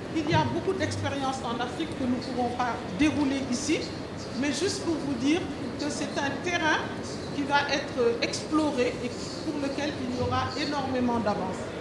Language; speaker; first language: French; non-native, local second language; Wolof